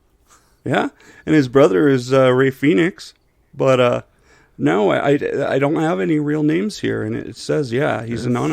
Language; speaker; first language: English; native; English